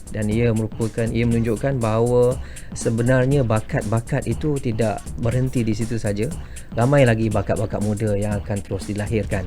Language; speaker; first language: Malay; native; Malay